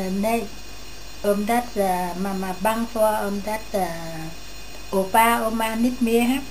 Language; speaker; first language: Dutch; non-native, learner; Vietnamese